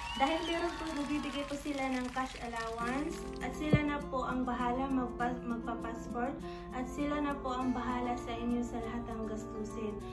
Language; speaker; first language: Filipino; non-native, local second language; Cebuano